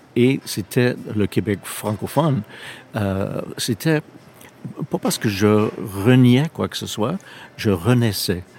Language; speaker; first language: French; non-native, local second language; English